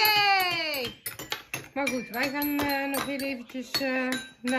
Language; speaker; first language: Dutch; native; Dutch